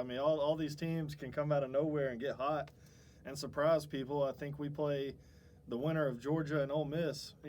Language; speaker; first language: English; native; English